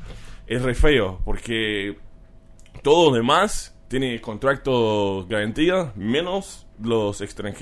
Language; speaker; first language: Spanish; non-native, learner; English